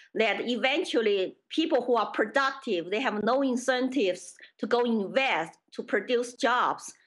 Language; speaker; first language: English; non-native, fluent; Chinese